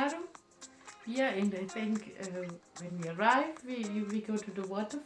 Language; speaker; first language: English; non-native, learner; German